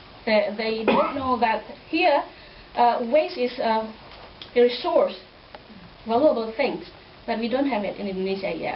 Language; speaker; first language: English; non-native, fluent; Indonesian